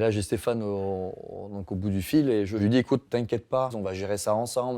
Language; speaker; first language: French; native; French